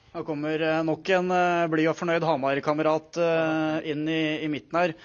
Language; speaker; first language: Norwegian; native; Norwegian